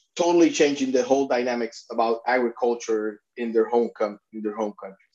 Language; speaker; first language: English; non-native, fluent; Spanish